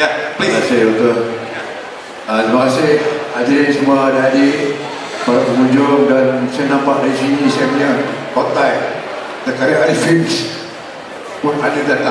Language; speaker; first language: Malay; native; Malay